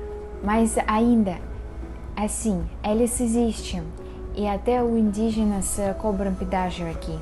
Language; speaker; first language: Portuguese; non-native, fluent; Russian